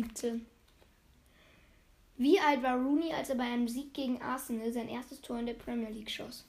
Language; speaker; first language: German; native; German